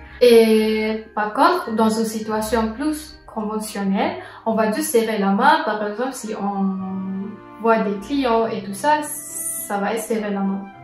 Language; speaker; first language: French; non-native, fluent; Malay